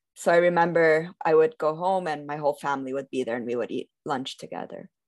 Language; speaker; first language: English; early bilingual, heritage; Italian